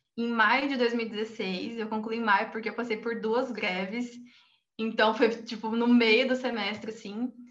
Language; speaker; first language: Portuguese; native; Portuguese